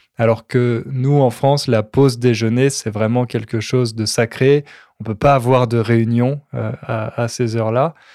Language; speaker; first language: French; native; French